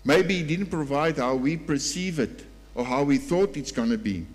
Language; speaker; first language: English; non-native, local second language; Afrikaans